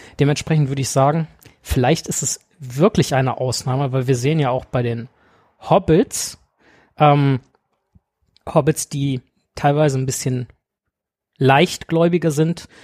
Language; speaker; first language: German; native; German